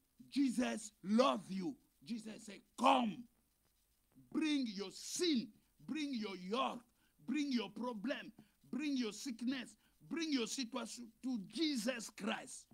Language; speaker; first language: English; non-native, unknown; Lingala